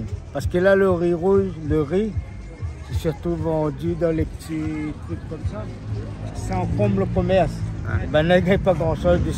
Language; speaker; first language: French; non-native, local second language; Malagasy